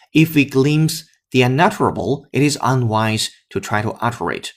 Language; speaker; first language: English; non-native, fluent; Chinese